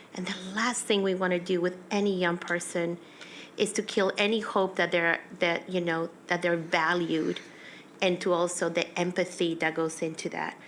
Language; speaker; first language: English; early bilingual, other home language; Spanish